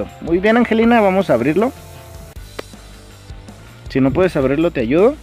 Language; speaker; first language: Spanish; native; Spanish